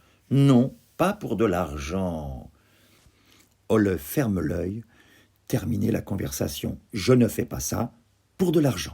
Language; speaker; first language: French; native; French